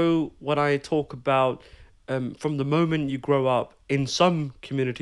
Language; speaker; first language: English; early bilingual, other home language; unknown